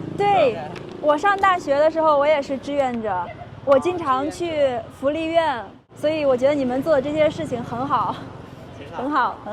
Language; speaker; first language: Chinese; native; Chinese